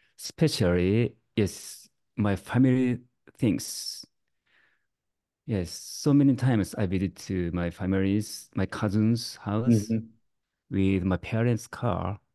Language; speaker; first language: English; non-native, learner; Japanese